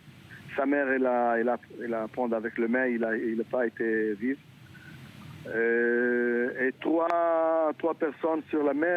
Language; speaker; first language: French; non-native, learner; Hebrew